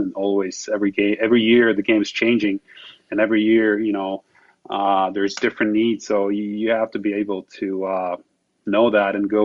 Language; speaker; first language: English; non-native, fluent; Slovak